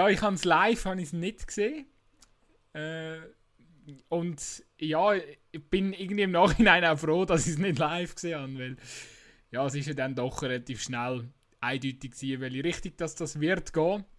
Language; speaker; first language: German; native; German